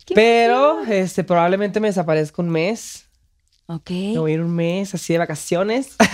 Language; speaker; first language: Spanish; native; Spanish